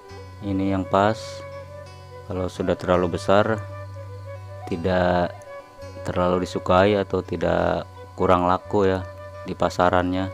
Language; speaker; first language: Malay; non-native, local second language; Sundanese